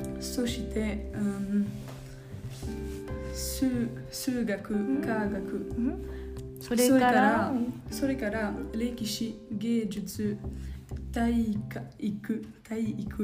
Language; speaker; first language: Japanese; non-native, learner; French